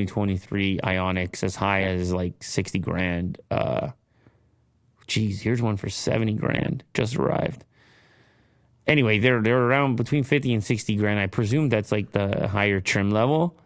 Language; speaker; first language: English; native; English